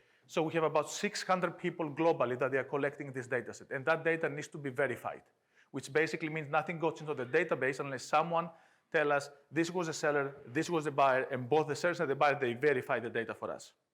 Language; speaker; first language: English; non-native, fluent; Greek